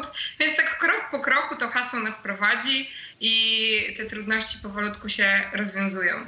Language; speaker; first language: Polish; native; Polish